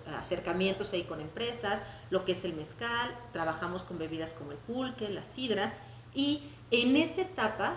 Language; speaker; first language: Spanish; native; Spanish